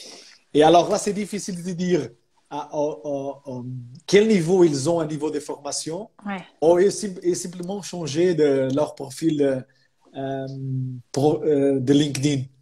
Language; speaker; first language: French; non-native, fluent; Portuguese